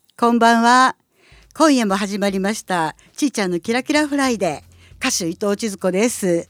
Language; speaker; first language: Japanese; native; Japanese